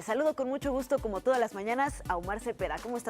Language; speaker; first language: Spanish; native; Spanish